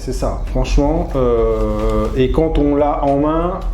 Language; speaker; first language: French; native; French